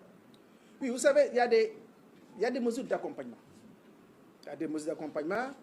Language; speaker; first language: French; non-native, local second language; Wolof